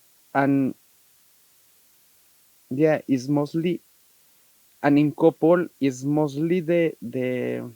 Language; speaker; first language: English; non-native, learner; Spanish